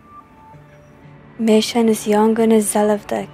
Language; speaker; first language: Dutch; non-native, learner; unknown